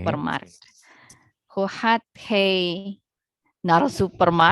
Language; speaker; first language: Dutch; non-native, learner; Indonesian